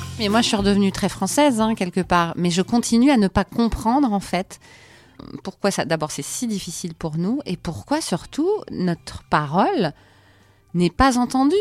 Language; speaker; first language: French; native; French